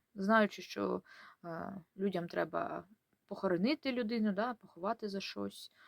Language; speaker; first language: Ukrainian; non-native, local second language; Russian